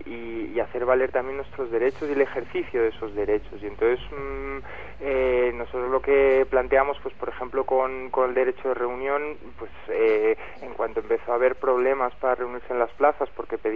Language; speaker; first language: Spanish; native; Spanish